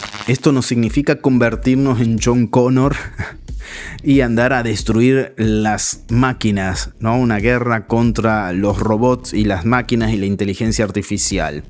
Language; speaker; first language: Spanish; native; Spanish